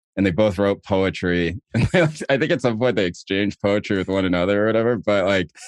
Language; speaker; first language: English; native; English